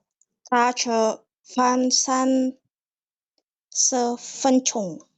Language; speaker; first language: Chinese; non-native, learner; Indonesian